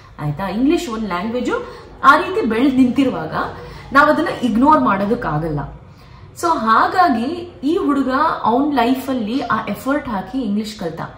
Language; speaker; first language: Kannada; non-native, local second language; Konkani